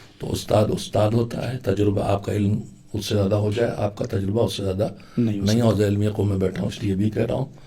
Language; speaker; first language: Urdu; native; Urdu